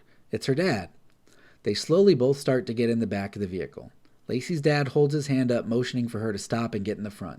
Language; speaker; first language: English; native; English